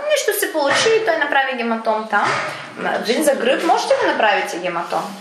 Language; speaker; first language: Bulgarian; non-native, learner; Russian